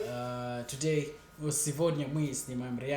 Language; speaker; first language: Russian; non-native, learner; English